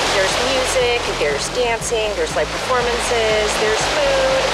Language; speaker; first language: English; native; English